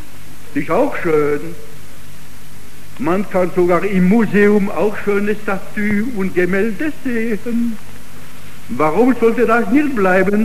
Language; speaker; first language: German; non-native, fluent; Italian